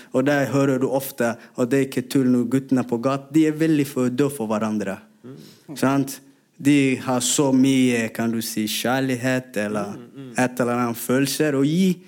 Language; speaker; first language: Norwegian; non-native, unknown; Somali